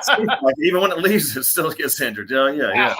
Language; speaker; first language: English; native; English